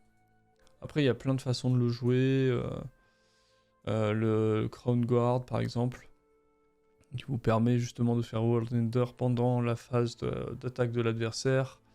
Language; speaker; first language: French; native; French